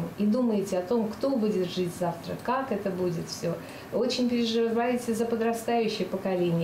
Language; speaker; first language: Russian; native; Russian